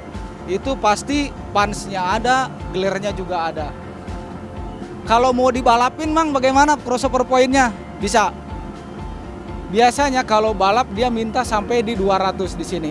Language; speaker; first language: Indonesian; native; Indonesian